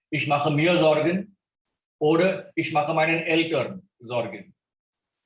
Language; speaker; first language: German; non-native, fluent; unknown